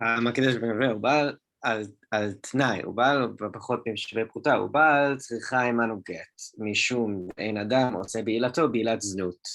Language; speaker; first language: Hebrew; non-native, fluent; English